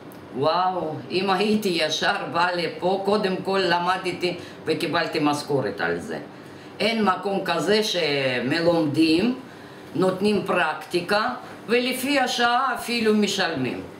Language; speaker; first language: Hebrew; non-native, fluent; Russian